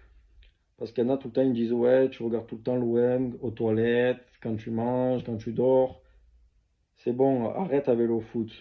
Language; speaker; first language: French; native; French